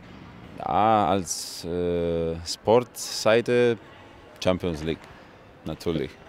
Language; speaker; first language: German; non-native, learner; Russian